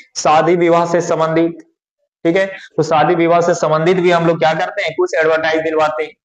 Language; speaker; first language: Hindi; native; Hindi